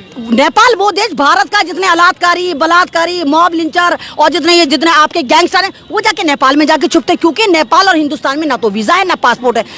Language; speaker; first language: Hindi; native; Hindi